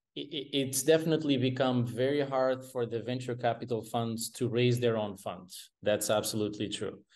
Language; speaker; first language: English; non-native, fluent; Portuguese